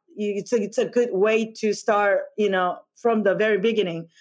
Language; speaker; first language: English; non-native, fluent; Korean